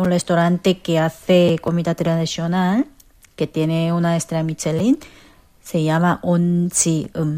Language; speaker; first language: Spanish; non-native, fluent; Korean